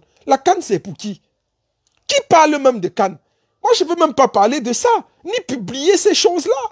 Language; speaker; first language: French; native; French